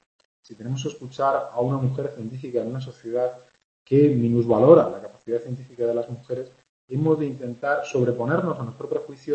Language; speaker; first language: Spanish; native; Spanish